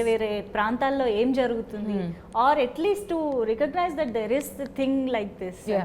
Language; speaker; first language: Telugu; native; Telugu